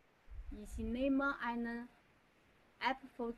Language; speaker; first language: German; non-native, learner; Chinese